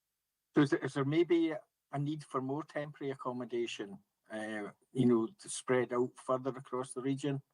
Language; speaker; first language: English; native; English